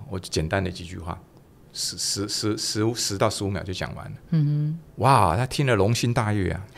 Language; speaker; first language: Chinese; non-native, local second language; Min Nan Chinese